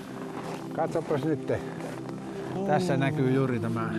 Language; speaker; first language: Finnish; native; Finnish